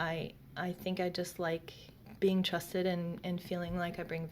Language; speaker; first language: English; native; English